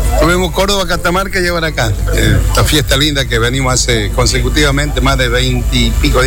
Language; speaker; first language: Spanish; native; Spanish